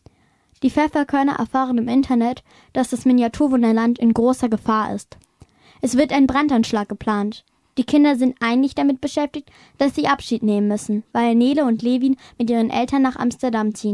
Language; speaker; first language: German; native; German